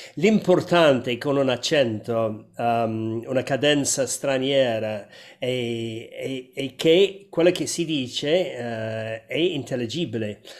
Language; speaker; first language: Italian; non-native, fluent; English